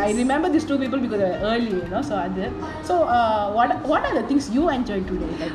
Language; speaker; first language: English; non-native, local second language; Tamil